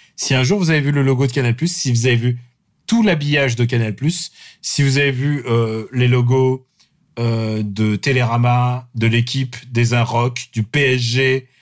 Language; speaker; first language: French; non-native, fluent; Russian